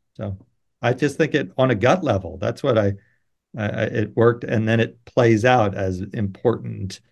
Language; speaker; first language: English; native; English